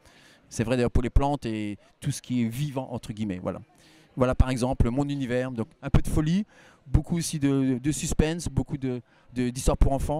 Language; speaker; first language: French; native; French